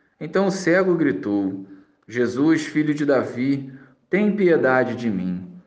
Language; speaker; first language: Portuguese; native; Portuguese